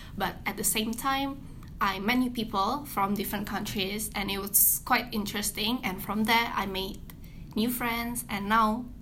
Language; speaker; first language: English; non-native, fluent; Indonesian